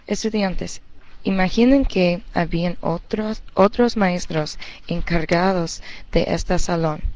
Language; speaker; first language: Spanish; early bilingual, heritage; Spanish